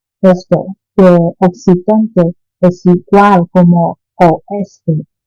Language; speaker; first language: Spanish; non-native, fluent; Chinese